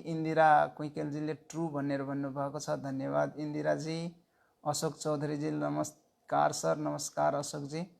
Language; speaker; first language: Nepali; non-native, local second language; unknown